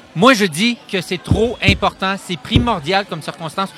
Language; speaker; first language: French; native; French